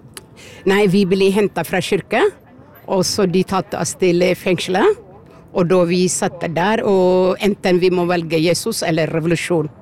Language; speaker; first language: Norwegian; non-native, learner; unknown